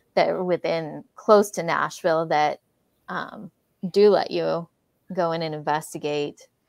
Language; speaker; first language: English; native; English